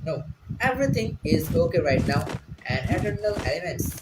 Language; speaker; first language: English; non-native, local second language; Bangla